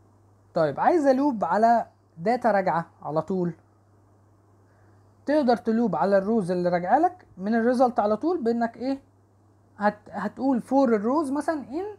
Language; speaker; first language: Arabic; native; Arabic